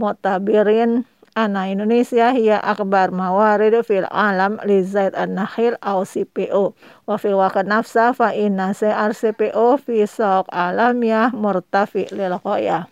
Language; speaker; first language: Arabic; non-native, fluent; Indonesian